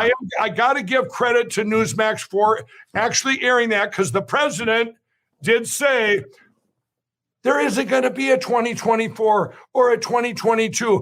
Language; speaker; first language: English; native; English